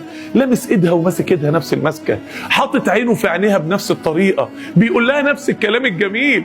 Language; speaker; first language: Arabic; native; Arabic